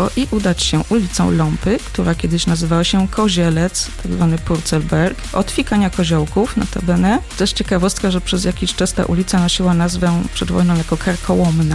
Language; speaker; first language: Polish; native; Polish